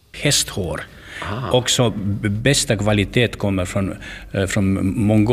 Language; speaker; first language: Swedish; non-native, learner; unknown